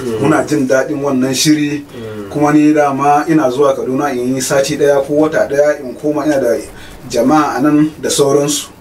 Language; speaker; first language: Hausa; non-native, local second language; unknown